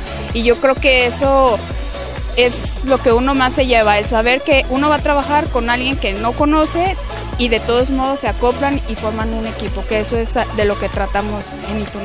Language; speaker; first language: Spanish; native; Spanish